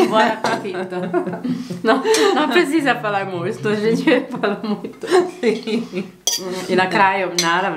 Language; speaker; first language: Portuguese; non-native, learner; Croatian